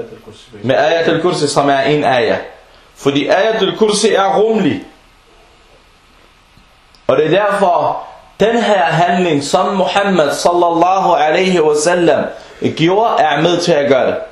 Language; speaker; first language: Danish; non-native, local second language; Arabic